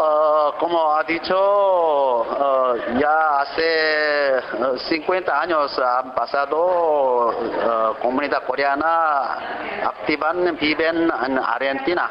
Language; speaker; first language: Spanish; non-native, learner; Korean